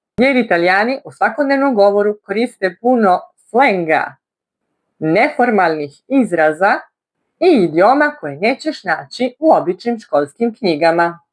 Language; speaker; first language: Bosnian; early bilingual, heritage; Bosnian